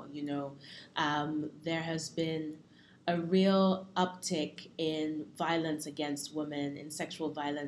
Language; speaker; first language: English; native; English